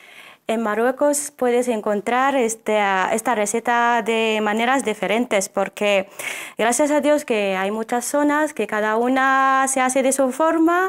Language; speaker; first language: Spanish; non-native, fluent; Arabic